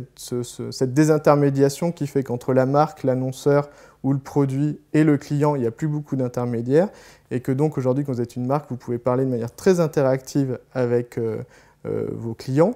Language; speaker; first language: French; native; French